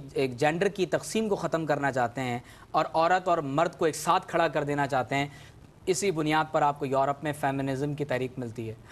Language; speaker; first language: Urdu; native; Urdu